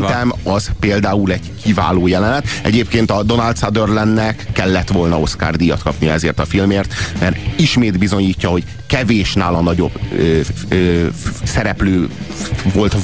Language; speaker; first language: Hungarian; native; Hungarian